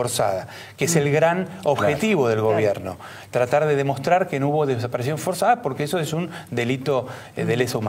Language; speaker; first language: Spanish; native; Spanish